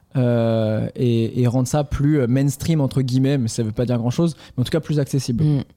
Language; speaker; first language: French; native; French